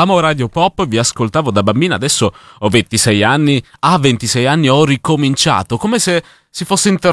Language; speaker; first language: Italian; native; Italian